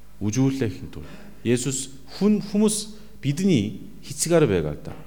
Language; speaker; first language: Mongolian; non-native, fluent; Korean